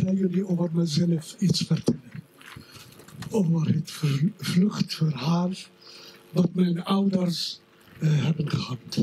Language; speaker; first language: Dutch; non-native, fluent; Arabic